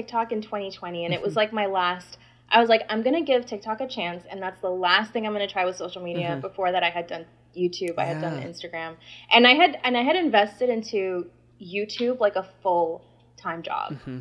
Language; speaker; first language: English; non-native, fluent; Spanish